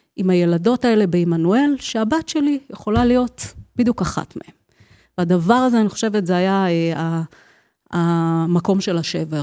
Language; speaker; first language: Hebrew; native; Hebrew